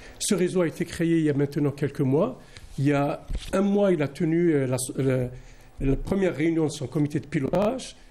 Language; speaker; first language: French; non-native, local second language; Arabic